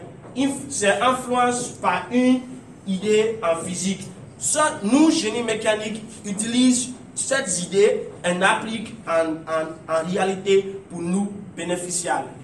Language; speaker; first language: French; non-native, learner; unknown